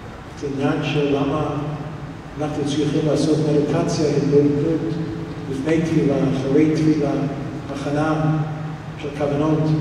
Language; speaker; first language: Hebrew; non-native, fluent; English